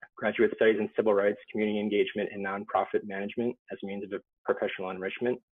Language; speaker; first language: English; native; English